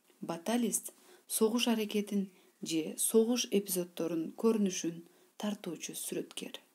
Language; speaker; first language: Kyrgyz; non-native, local second language; Uzbek